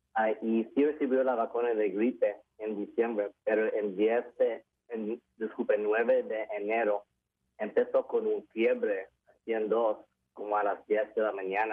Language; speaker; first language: Spanish; early bilingual, heritage; English